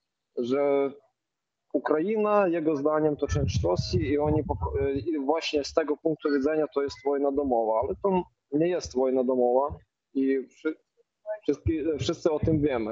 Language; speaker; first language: Polish; non-native, fluent; Ukrainian